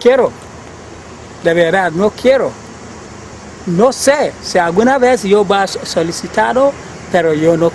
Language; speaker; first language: Spanish; non-native, learner; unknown